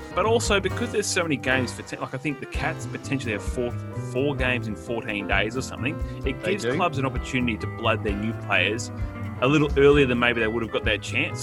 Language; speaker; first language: English; native; English